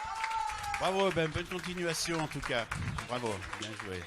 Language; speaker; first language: French; native; French